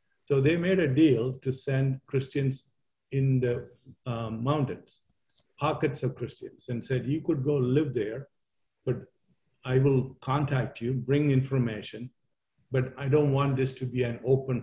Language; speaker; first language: English; non-native, local second language; Malayalam